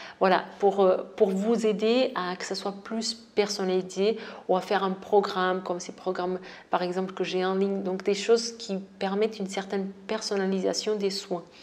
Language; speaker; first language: French; non-native, fluent; Portuguese